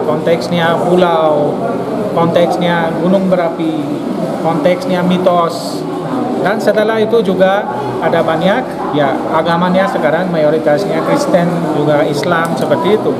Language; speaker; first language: Indonesian; non-native, fluent; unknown